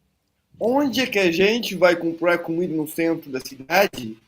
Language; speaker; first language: Portuguese; non-native, fluent; Italian